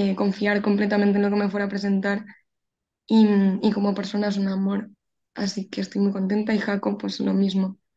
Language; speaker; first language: Spanish; native; Spanish